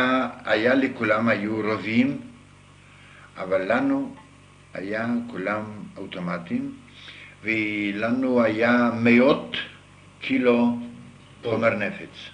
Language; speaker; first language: Hebrew; non-native, fluent; Yiddish